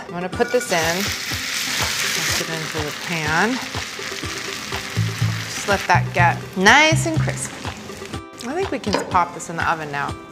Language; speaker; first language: English; native; English